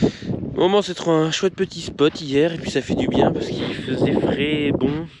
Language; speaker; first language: French; native; French